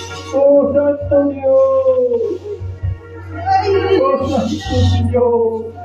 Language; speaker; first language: Spanish; non-native, local second language; Quechua